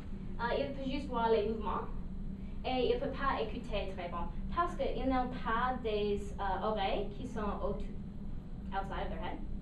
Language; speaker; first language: French; non-native, local second language; English